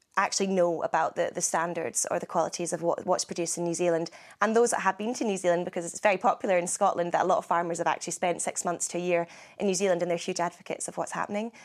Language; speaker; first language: English; native; English